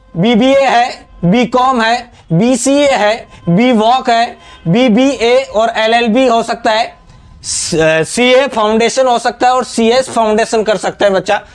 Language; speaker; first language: Hindi; native; Hindi